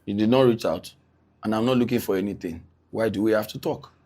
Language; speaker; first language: English; non-native, local second language; Yoruba